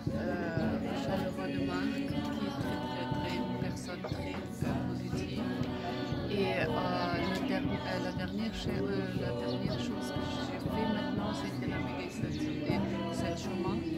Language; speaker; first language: French; non-native, fluent; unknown